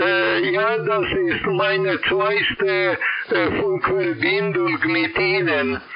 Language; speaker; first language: German; non-native, learner; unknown